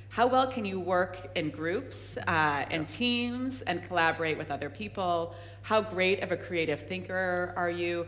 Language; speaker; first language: English; native; English